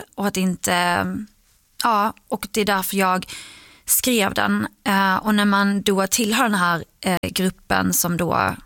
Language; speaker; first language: Swedish; early bilingual, other home language; Arabic